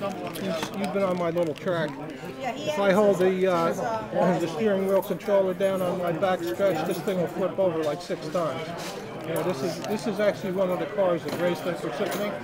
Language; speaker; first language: English; native; English